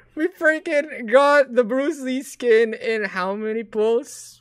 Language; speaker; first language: English; non-native, local second language; Filipino